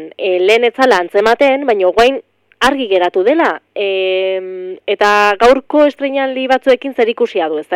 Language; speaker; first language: Basque; native; Basque